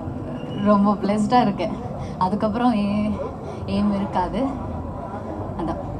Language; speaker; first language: Tamil; non-native, learner; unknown